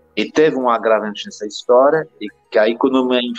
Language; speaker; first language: Portuguese; non-native, fluent; French